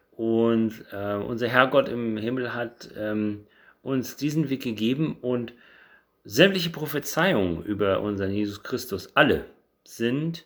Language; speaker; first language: German; native; German